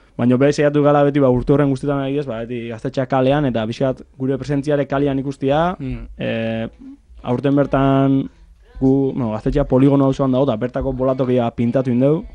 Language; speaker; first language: Basque; native; Basque